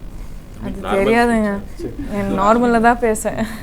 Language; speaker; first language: Tamil; non-native, learner; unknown